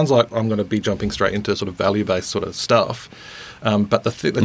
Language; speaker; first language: English; native; English